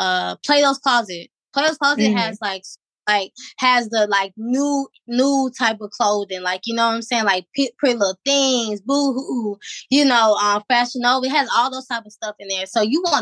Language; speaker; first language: English; native; English